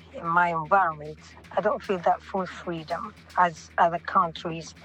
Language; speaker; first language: English; non-native, local second language; Swahili